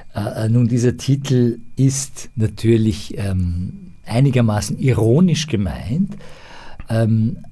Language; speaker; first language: German; non-native, fluent; Persian